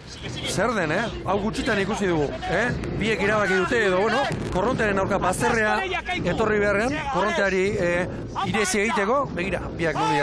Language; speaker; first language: Basque; native; Basque